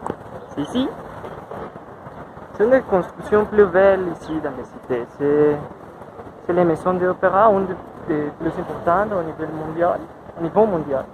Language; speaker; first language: French; non-native, learner; Spanish